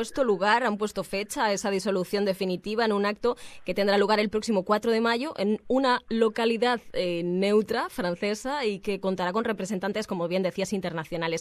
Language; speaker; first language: Spanish; native; Spanish